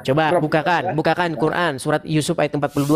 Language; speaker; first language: Indonesian; native; Indonesian